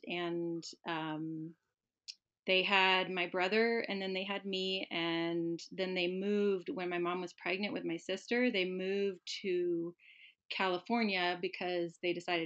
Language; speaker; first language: English; native; English